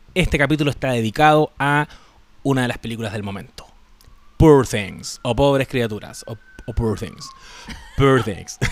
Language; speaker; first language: Spanish; native; Spanish